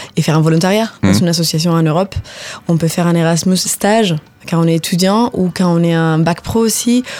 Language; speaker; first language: French; non-native, fluent; Spanish